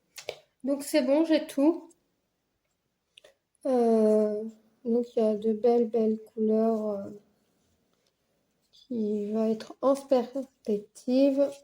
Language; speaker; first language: French; native; French